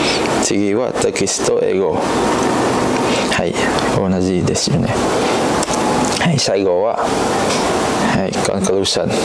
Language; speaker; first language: Japanese; non-native, learner; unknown